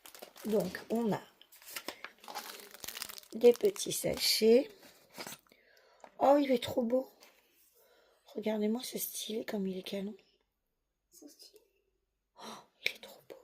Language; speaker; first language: French; native; French